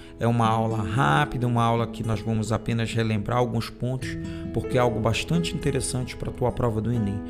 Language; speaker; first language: Portuguese; native; Portuguese